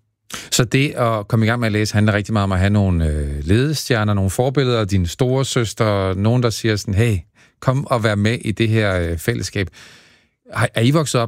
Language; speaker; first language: Danish; native; Danish